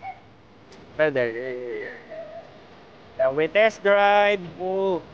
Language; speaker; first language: English; non-native, local second language; Filipino